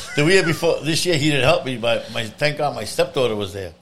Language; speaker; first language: English; non-native, fluent; Italian